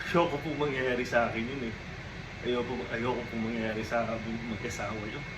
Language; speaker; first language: Filipino; non-native, local second language; Pampanga